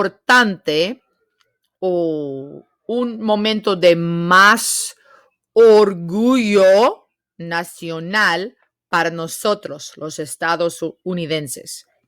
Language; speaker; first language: Spanish; non-native, fluent; English